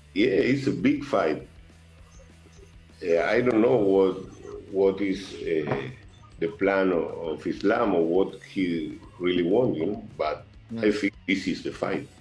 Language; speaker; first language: English; non-native, learner; Spanish